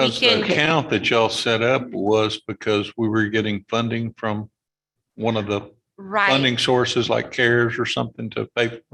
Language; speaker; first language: English; native; English